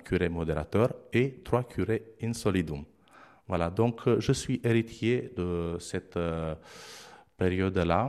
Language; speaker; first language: French; non-native, fluent; Romanian